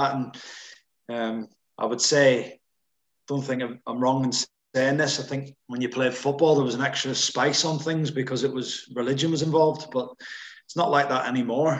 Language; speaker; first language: English; native; English